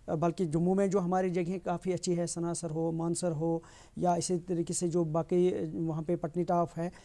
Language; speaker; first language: Hindi; non-native, local second language; Kashmiri